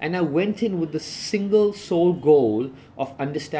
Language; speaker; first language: English; native; English